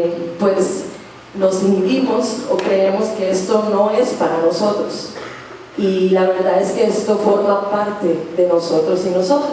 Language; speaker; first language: Spanish; native; Spanish